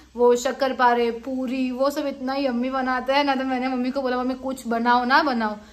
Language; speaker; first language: Hindi; non-native, local second language; Gujarati